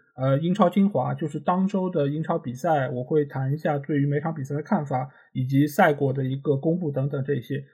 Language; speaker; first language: Chinese; non-native, local second language; Wu Chinese